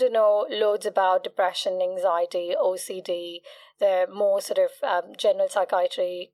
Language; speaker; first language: English; non-native, local second language; Kachhi